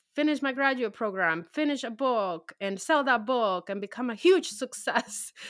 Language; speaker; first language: English; native; English